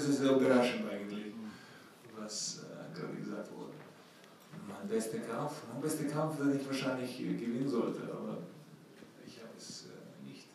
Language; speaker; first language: German; non-native, fluent; Ukrainian